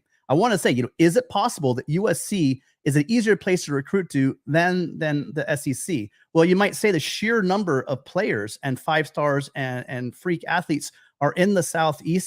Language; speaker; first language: English; native; English